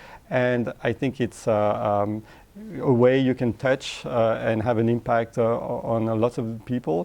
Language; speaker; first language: English; non-native, fluent; French